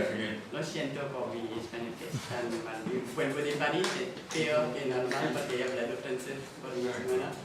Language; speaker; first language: Spanish; non-native, fluent; French